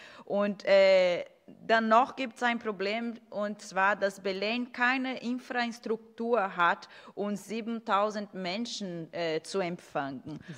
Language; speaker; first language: German; non-native, fluent; Portuguese